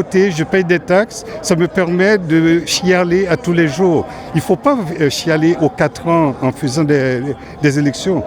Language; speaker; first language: French; early bilingual, other home language; Haitian Creole